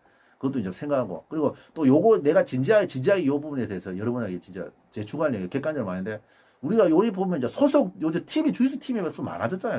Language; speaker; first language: Korean; native; Korean